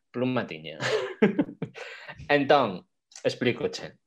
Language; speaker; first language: Galician; non-native, local second language; Spanish